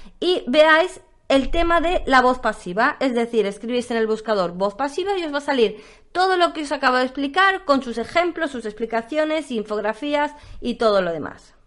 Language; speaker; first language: Spanish; native; Spanish